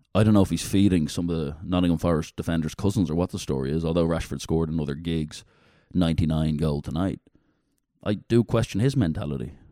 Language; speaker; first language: English; native; English